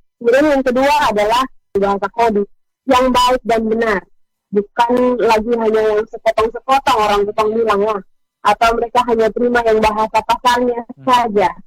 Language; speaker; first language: Indonesian; native; Indonesian